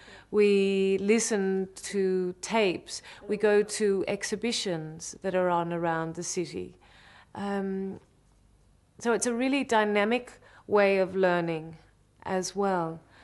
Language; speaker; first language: English; native; English